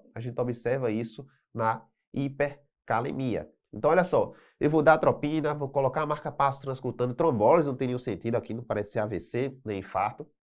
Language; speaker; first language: Portuguese; native; Portuguese